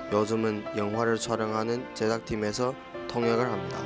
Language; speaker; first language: Korean; early bilingual, heritage; Korean